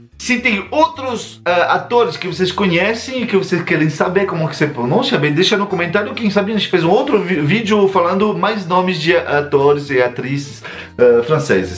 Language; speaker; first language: Portuguese; non-native, fluent; French